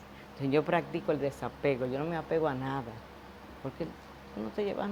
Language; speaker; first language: Spanish; native; Spanish